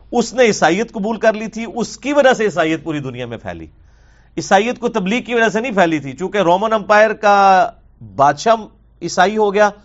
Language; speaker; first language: Urdu; non-native, local second language; Punjabi